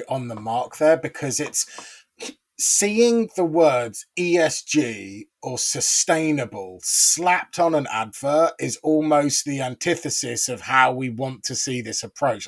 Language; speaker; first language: English; native; English